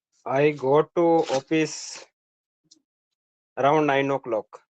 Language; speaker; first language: English; non-native, learner; Hindi